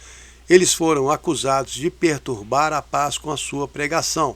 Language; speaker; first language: Portuguese; native; Portuguese